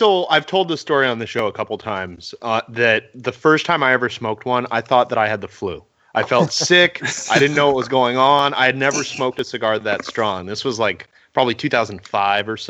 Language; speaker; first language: English; native; English